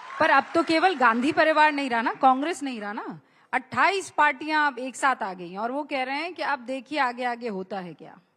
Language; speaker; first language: Hindi; native; Hindi